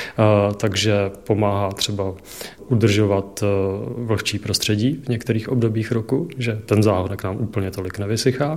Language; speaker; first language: Czech; native; Czech